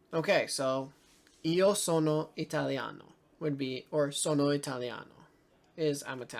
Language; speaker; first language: Italian; non-native, learner; English